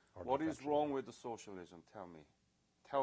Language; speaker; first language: English; non-native, fluent; Korean